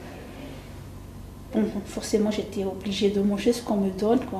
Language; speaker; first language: French; non-native, local second language; Malagasy